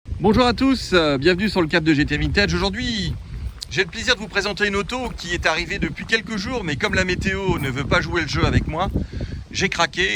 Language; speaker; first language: French; native; French